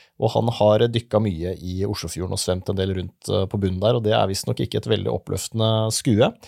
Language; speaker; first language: Norwegian; native; Norwegian